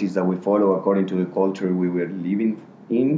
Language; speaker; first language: English; non-native, fluent; Spanish